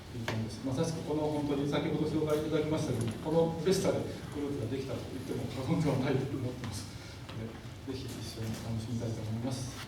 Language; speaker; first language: Japanese; native; Japanese